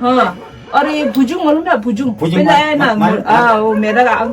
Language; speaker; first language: Hindi; non-native, local second language; Tibetan